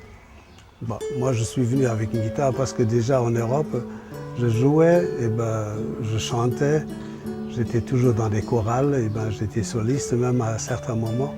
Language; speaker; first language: French; non-native, fluent; German